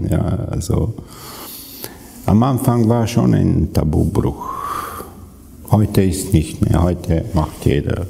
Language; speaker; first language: German; non-native, fluent; Hungarian